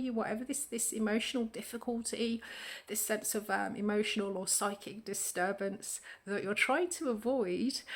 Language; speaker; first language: English; native; English